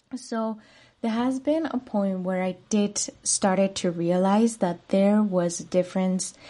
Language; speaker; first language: English; non-native, fluent; Spanish